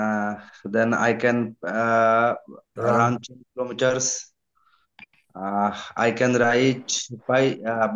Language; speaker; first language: English; non-native, learner; Bangla